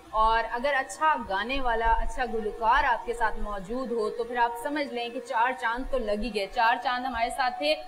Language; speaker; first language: Urdu; native; Urdu